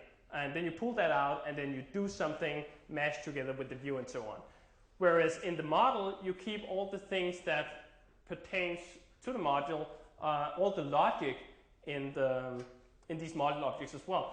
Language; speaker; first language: English; non-native, fluent; Danish